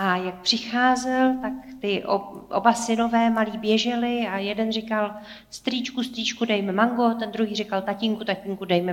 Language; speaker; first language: Czech; native; Czech